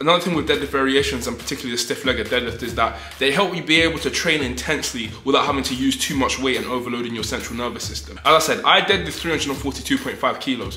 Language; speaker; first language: English; native; English